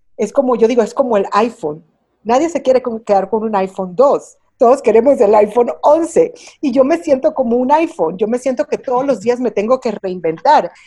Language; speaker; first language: Spanish; early bilingual, heritage; Spanish